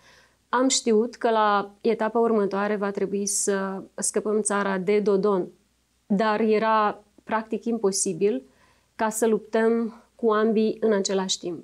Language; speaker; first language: Romanian; native; Romanian